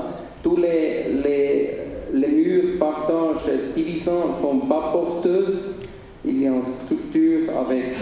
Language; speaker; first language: French; non-native, local second language; Swiss German